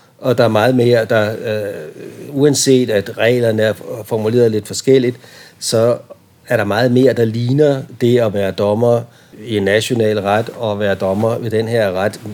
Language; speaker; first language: Danish; native; Danish